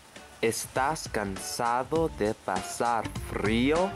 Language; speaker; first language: Spanish; non-native, learner; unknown